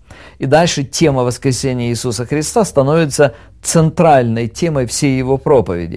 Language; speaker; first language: Russian; native; Russian